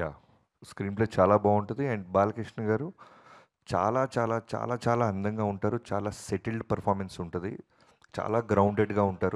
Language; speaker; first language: Telugu; native; Telugu